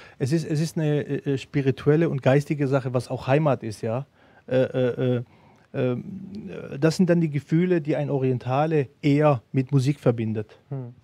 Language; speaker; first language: German; early bilingual, other home language; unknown